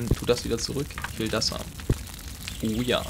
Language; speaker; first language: German; native; German